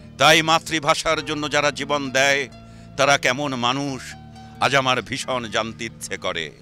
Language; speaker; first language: Bangla; native; Bangla